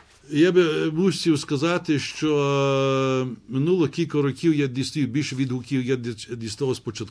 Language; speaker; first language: Ukrainian; early bilingual, heritage; Ukrainian